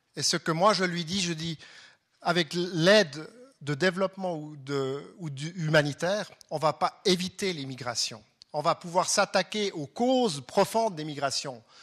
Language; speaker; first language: French; non-native, local second language; German